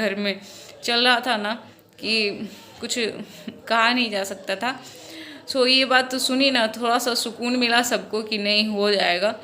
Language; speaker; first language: Hindi; non-native, local second language; Maithili